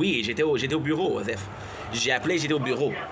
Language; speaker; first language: French; native; French